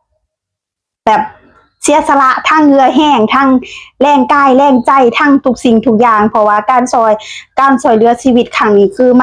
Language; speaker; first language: Thai; non-native, local second language; Lao